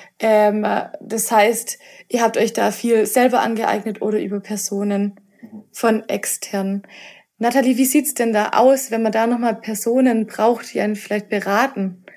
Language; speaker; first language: German; native; German